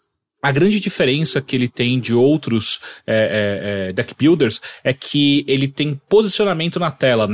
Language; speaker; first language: Portuguese; native; Portuguese